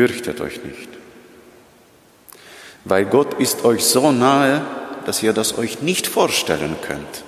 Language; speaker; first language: German; non-native, fluent; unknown